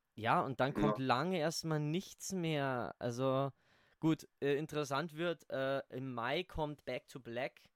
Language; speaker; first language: German; native; German